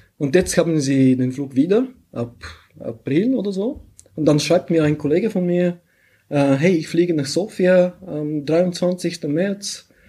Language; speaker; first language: German; non-native, fluent; Bulgarian